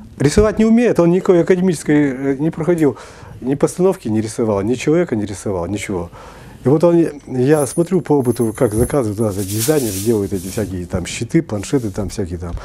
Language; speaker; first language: Russian; native; Russian